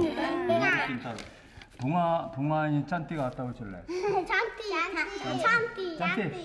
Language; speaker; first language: Indonesian; non-native, learner; Korean